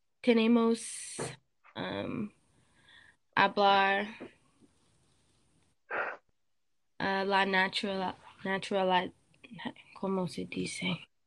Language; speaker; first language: Spanish; non-native, learner; English